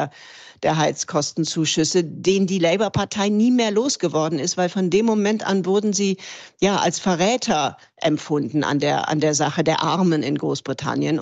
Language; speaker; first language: German; native; German